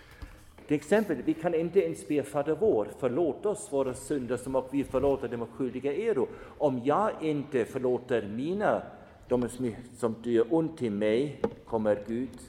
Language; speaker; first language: Swedish; non-native, fluent; German